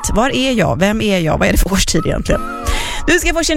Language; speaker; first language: Swedish; native; Swedish